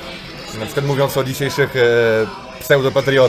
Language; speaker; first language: Polish; native; Polish